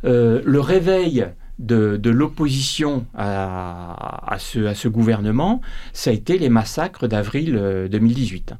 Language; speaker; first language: French; native; French